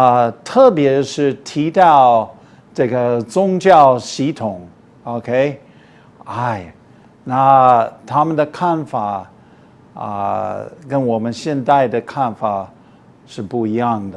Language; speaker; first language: Chinese; non-native, fluent; English